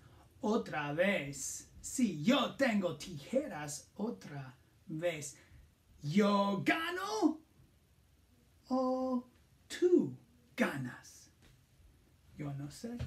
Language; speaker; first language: Spanish; non-native, fluent; English